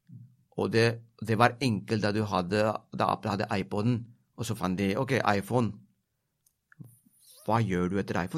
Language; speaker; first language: Norwegian; non-native, fluent; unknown